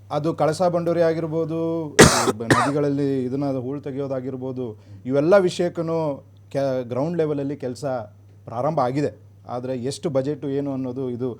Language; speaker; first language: Kannada; native; Kannada